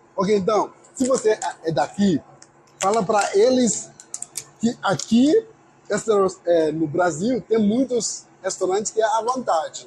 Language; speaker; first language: Portuguese; non-native, fluent; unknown